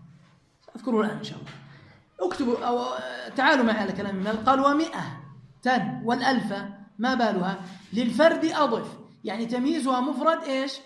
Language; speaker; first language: Arabic; native; Arabic